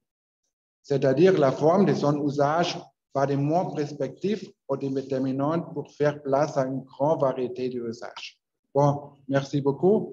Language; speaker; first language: French; non-native, learner; Spanish